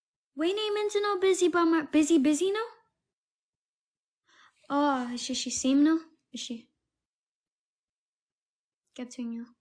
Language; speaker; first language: Amharic; non-native, learner; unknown